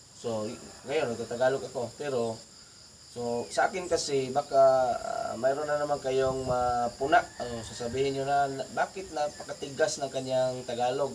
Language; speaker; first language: Filipino; non-native, local second language; Cebuano